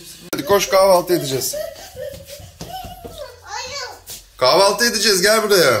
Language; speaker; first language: Turkish; native; Turkish